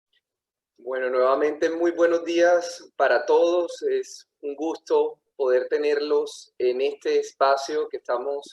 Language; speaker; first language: Spanish; native; Spanish